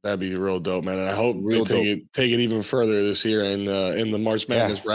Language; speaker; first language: English; native; English